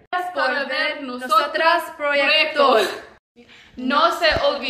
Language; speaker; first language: Spanish; non-native, learner; English